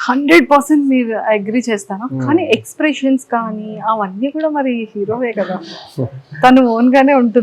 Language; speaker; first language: Telugu; native; Telugu